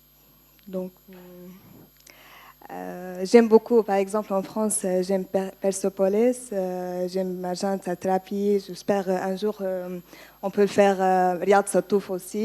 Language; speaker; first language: French; non-native, learner; Arabic